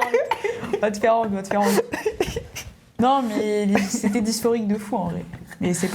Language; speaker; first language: French; native; French